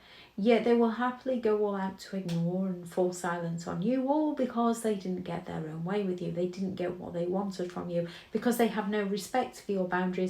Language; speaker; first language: English; native; English